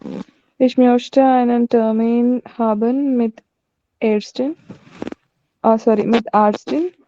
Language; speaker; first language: German; non-native, learner; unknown